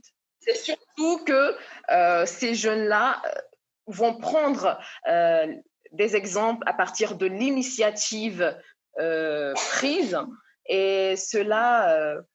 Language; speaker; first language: French; non-native, local second language; Comorian